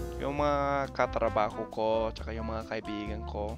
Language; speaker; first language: Filipino; non-native, fluent; English